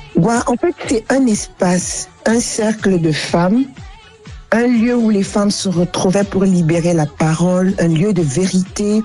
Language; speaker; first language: French; non-native, local second language; Ghomala